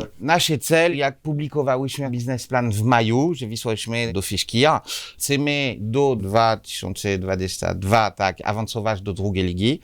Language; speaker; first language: Polish; non-native, learner; French